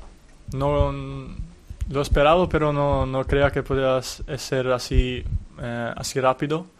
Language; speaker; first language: Spanish; non-native, fluent; Italian